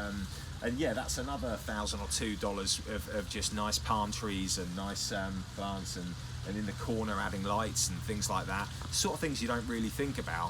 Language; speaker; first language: English; native; English